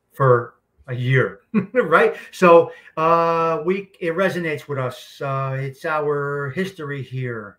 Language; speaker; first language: English; native; English